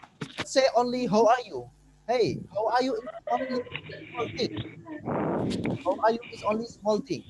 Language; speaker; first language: English; non-native, fluent; Indonesian